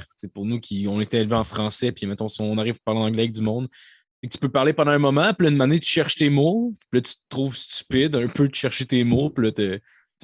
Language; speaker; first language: French; native; French